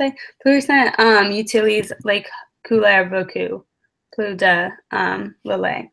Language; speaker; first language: French; non-native, learner; English